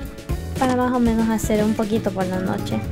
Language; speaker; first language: Spanish; early bilingual, heritage; English